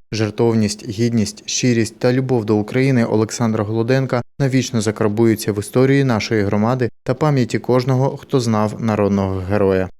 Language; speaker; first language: Ukrainian; native; Ukrainian